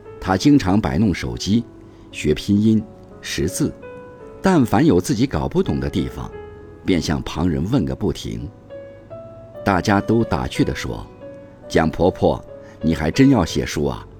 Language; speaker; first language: Chinese; native; Chinese